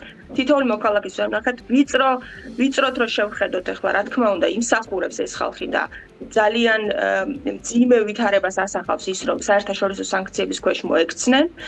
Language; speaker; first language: Georgian; native; Georgian